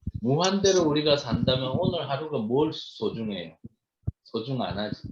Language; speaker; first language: Korean; native; Korean